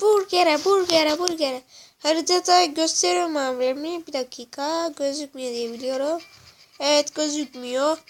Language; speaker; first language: Turkish; native; Turkish